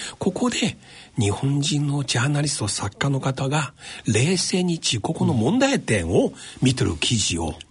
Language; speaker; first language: Japanese; non-native, fluent; Chinese